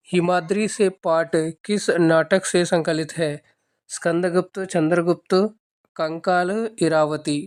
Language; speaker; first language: Hindi; non-native, local second language; Telugu